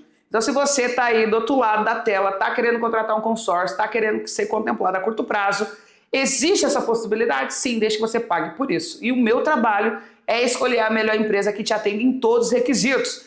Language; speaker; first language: Portuguese; native; Portuguese